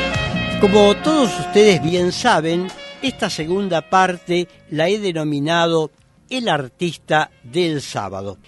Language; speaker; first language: Spanish; native; Spanish